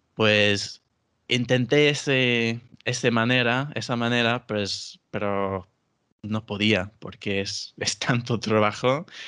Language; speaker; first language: Spanish; non-native, fluent; English